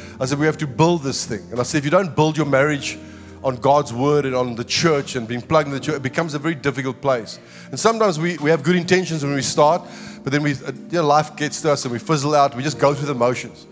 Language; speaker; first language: English; native; English